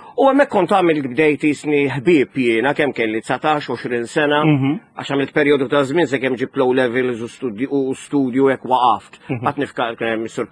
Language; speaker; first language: Maltese; native; Maltese